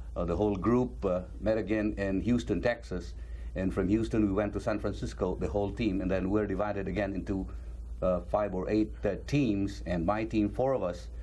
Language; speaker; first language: English; non-native, local second language; Cebuano